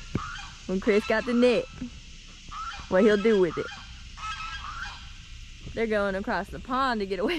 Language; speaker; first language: English; native; English